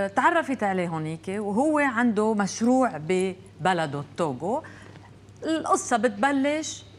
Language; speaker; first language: Arabic; native; Arabic